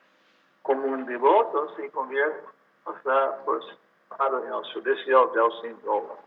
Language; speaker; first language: Spanish; non-native, learner; English